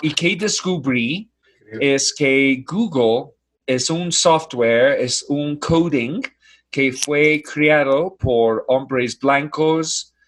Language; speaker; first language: Spanish; non-native, fluent; English